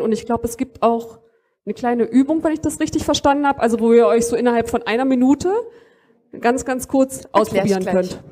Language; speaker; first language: German; native; German